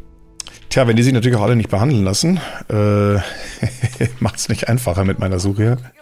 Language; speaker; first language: German; native; German